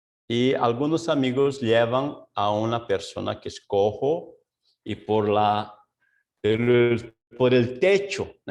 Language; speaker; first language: Portuguese; non-native, fluent; Spanish